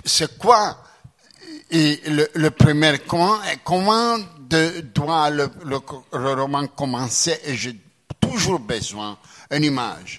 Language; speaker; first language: French; non-native, fluent; Greek